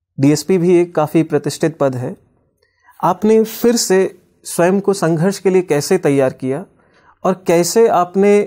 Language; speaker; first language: Hindi; native; Hindi